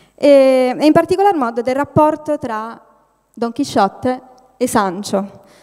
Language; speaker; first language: Italian; native; Italian